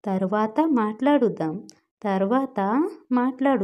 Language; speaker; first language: Telugu; non-native, local second language; Odia